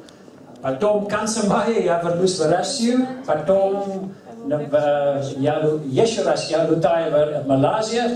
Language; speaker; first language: Russian; non-native, learner; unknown